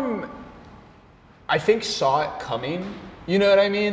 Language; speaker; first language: English; native; English